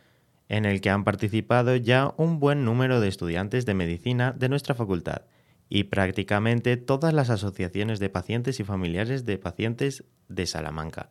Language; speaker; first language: Spanish; native; Spanish